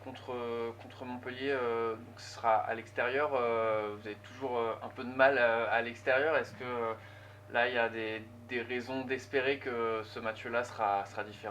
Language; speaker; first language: French; native; French